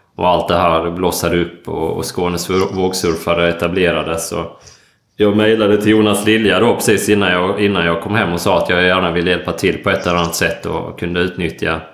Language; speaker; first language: Swedish; native; Swedish